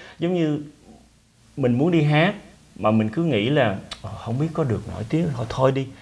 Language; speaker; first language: Vietnamese; early bilingual, heritage; Vietnamese